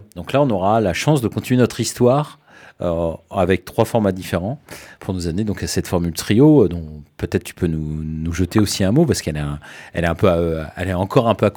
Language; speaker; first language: French; native; French